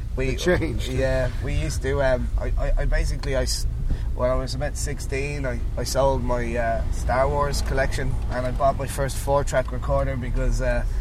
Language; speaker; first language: English; native; English